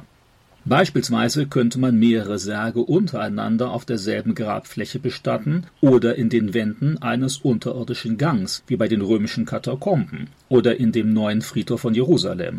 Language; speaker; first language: German; native; German